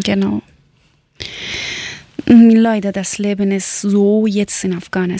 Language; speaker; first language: German; non-native, learner; Persian